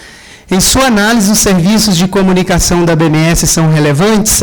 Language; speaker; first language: Portuguese; native; Portuguese